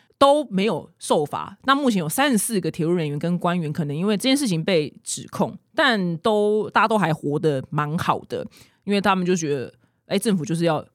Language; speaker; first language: Chinese; native; Chinese